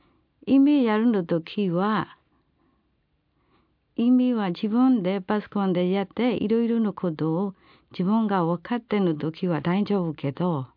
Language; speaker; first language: Japanese; non-native, learner; Burmese